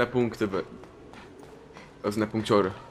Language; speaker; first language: Polish; native; Polish